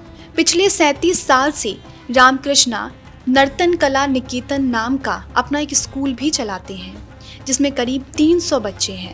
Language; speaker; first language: Hindi; native; Hindi